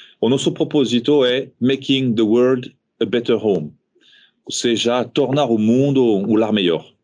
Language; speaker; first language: Portuguese; non-native, fluent; French